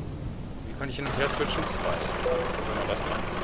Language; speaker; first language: German; native; German